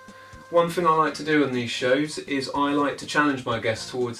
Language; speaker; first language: English; native; English